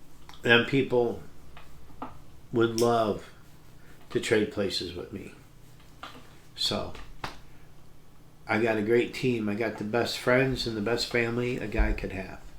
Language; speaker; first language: English; native; English